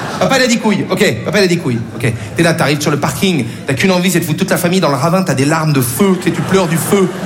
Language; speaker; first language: French; native; French